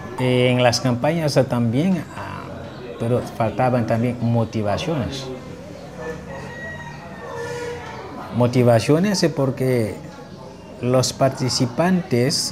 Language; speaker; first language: Spanish; non-native, fluent; Haitian Creole